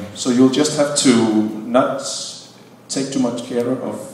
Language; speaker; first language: English; non-native, fluent; Danish